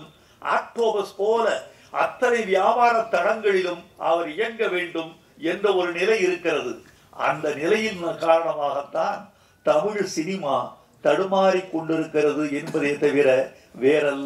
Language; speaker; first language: Tamil; native; Tamil